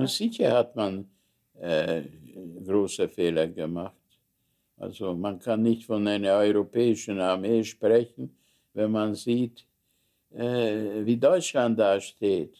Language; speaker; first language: German; non-native, fluent; Hungarian